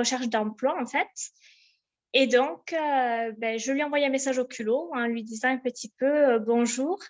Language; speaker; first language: French; native; French